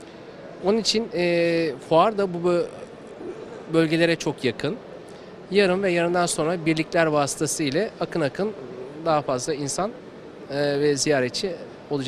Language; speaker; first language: Turkish; native; Turkish